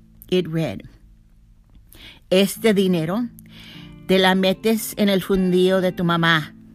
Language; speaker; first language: Spanish; early bilingual, heritage; Spanish